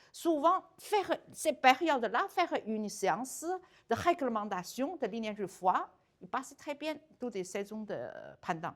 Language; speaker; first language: French; non-native, learner; Chinese